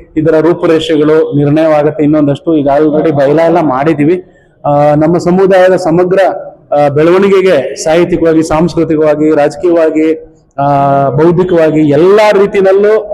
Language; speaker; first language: Kannada; non-native, local second language; Lambadi